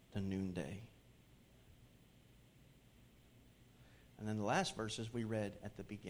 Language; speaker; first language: English; native; English